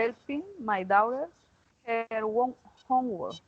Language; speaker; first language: English; non-native, learner; Spanish